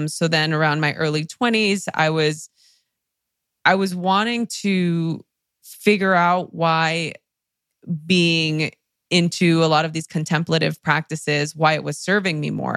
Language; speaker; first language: English; early bilingual, other home language; Spanish